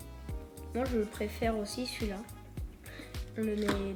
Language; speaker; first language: French; native; French